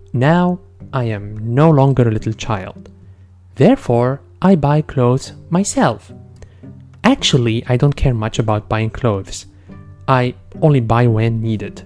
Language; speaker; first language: English; non-native, fluent; Arabic